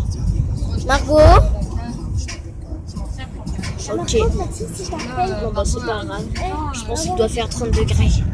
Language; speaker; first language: French; native; French